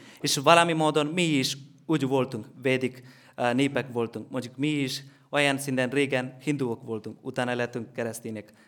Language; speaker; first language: Hungarian; non-native, learner; Malayalam